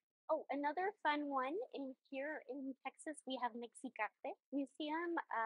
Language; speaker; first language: English; early bilingual, other home language; Spanish